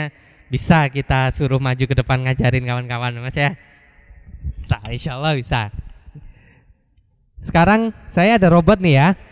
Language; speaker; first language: Indonesian; native; Indonesian